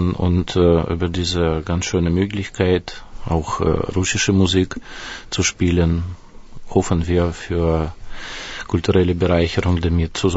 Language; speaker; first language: German; non-native, fluent; Russian